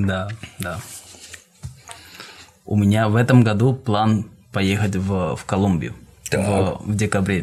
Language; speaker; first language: Russian; non-native, fluent; Spanish